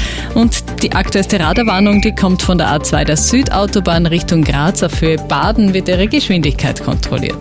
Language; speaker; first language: German; native; German